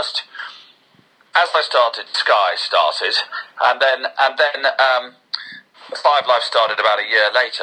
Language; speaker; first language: English; native; English